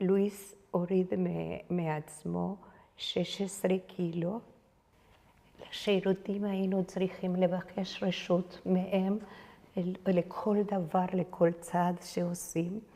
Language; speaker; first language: Hebrew; non-native, fluent; Spanish